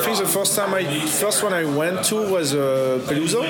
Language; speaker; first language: English; non-native, fluent; French